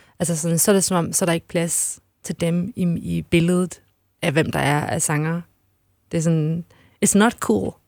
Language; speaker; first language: Danish; native; Danish